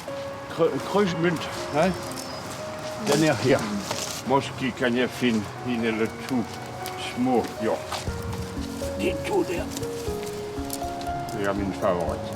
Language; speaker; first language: Danish; non-native, fluent; French